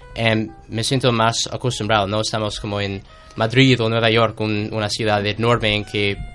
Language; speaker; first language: Spanish; non-native, fluent; English